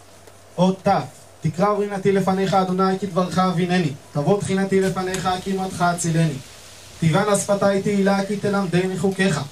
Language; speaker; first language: Hebrew; native; Hebrew